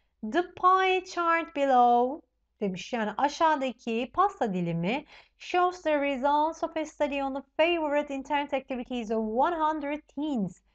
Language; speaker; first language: English; non-native, fluent; Turkish